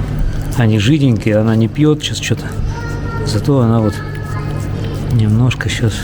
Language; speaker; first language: Russian; native; Russian